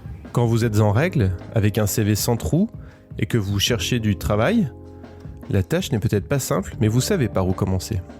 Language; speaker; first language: French; native; French